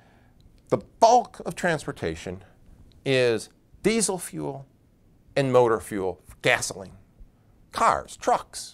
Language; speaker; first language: English; native; English